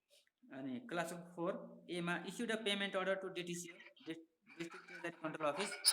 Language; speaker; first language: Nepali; native; Nepali